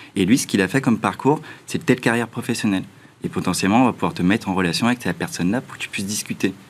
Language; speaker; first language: French; native; French